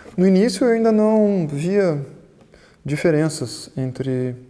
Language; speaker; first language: Portuguese; native; Portuguese